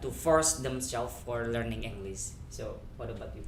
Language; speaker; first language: English; non-native, fluent; Indonesian